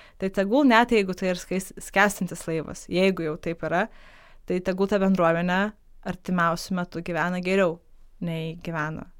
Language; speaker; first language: Lithuanian; non-native, local second language; Polish